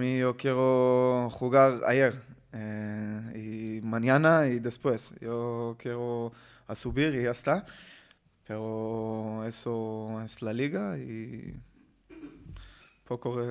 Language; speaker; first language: Spanish; non-native, learner; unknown